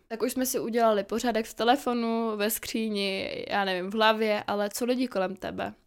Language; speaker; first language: Czech; native; Czech